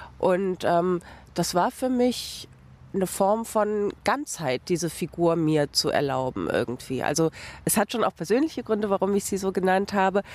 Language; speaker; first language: German; native; German